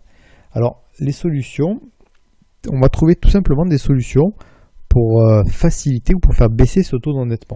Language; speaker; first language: French; native; French